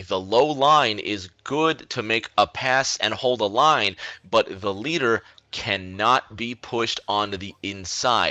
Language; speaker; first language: English; native; English